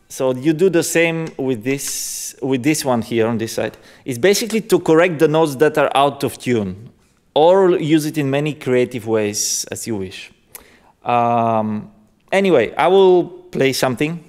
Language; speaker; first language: English; non-native, fluent; Bulgarian